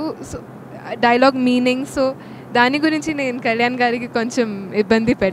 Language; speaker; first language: Telugu; non-native, local second language; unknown